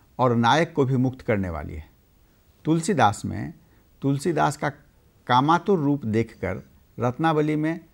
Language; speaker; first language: Hindi; native; Hindi